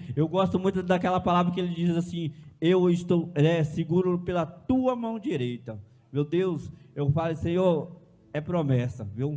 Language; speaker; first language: Portuguese; native; Portuguese